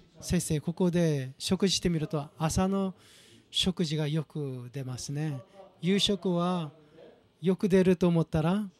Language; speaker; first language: Japanese; non-native, fluent; Korean